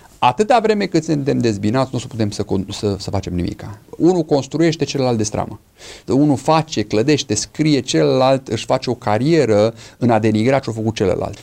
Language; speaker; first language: Romanian; non-native, fluent; English